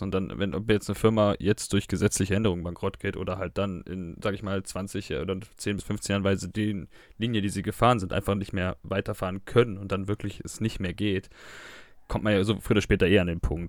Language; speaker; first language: German; native; German